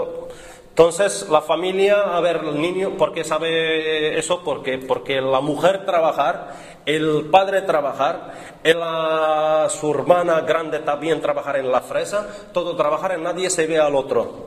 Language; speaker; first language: Spanish; non-native, learner; Arabic